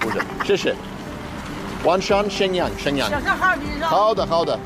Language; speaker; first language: Chinese; non-native, learner; English